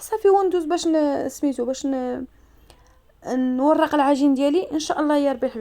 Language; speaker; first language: Arabic; native; Arabic